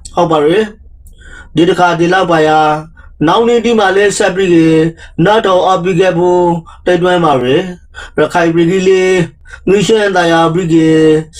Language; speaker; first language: Burmese; native; Burmese